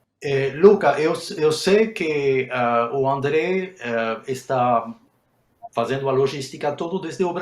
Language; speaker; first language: Portuguese; non-native, fluent; Spanish